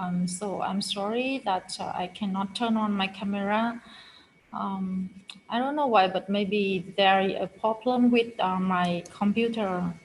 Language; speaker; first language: English; non-native, fluent; Vietnamese